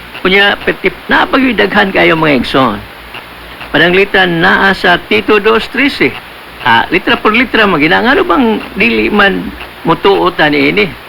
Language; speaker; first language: Cebuano; native; Cebuano